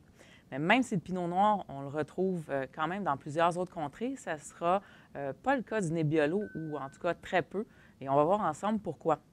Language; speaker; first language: French; native; French